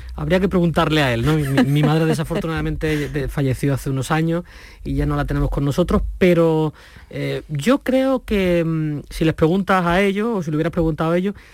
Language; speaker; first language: Spanish; native; Spanish